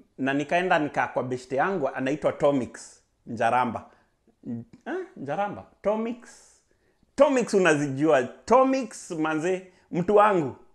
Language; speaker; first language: Swahili; native; Swahili